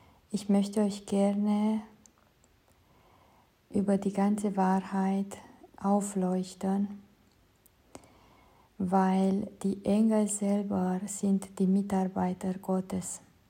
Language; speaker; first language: German; non-native, fluent; Romanian